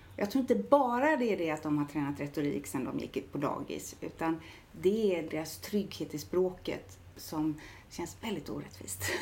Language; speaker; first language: Swedish; native; Swedish